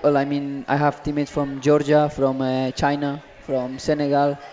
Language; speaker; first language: English; non-native, learner; Catalan